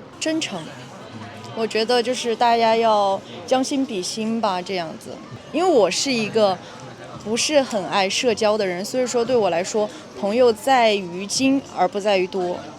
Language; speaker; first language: Chinese; native; Chinese